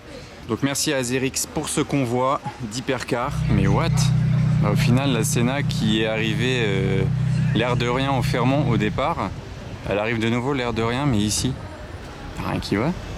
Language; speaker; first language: French; native; French